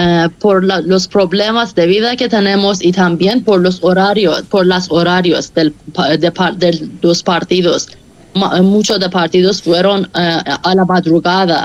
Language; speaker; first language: Spanish; non-native, fluent; Persian